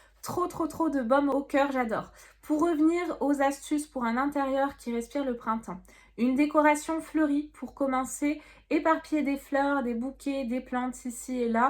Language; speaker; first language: French; native; French